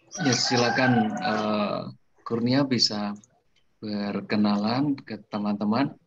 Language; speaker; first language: Indonesian; native; Indonesian